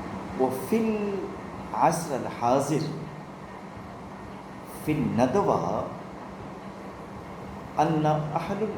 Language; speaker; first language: Arabic; non-native, fluent; Urdu